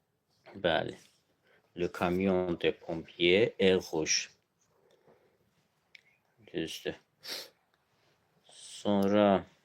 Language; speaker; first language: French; non-native, fluent; Azerbaijani